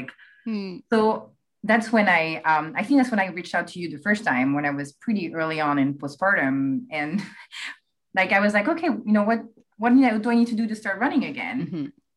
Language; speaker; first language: English; non-native, fluent; French